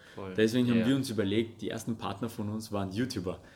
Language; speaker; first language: German; non-native, fluent; Russian